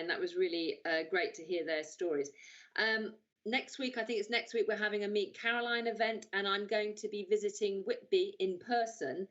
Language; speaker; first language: English; native; English